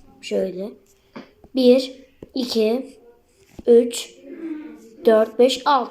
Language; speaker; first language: Turkish; native; Turkish